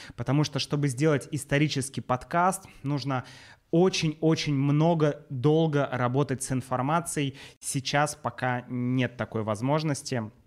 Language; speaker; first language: Russian; native; Russian